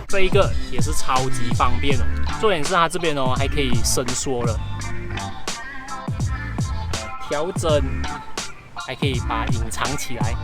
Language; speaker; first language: Chinese; native; Chinese